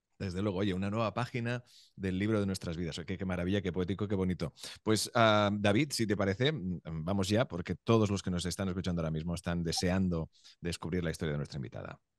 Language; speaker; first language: Spanish; native; Spanish